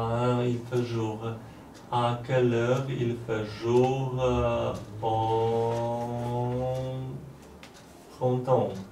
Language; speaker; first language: French; non-native, learner; Polish